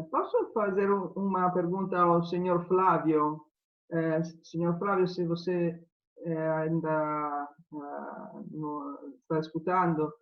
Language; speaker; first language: Portuguese; non-native, fluent; Italian